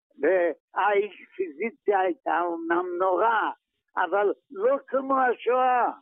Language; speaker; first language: Hebrew; non-native, fluent; Yiddish